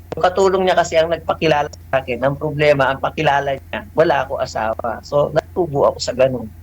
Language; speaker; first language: Filipino; native; Filipino